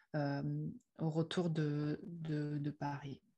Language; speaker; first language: French; non-native, fluent; Chinese